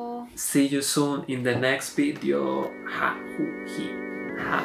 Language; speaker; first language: English; non-native, learner; Spanish